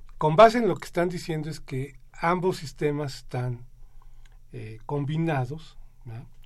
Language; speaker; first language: Spanish; native; Spanish